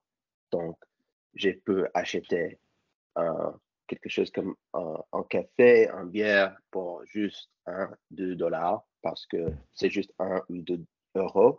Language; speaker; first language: French; non-native, learner; English